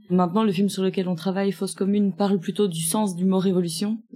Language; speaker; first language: French; native; French